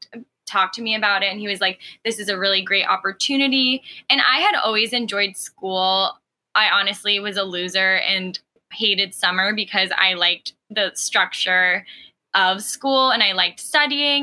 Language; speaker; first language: English; early bilingual, other home language; Arabic